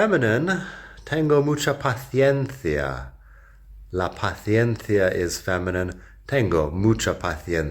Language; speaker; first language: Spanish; non-native, fluent; English